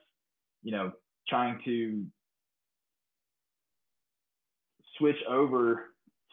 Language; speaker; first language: English; native; English